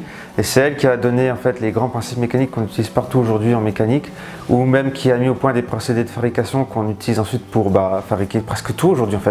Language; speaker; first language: French; native; French